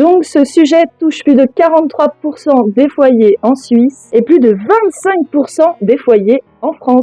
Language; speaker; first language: French; native; French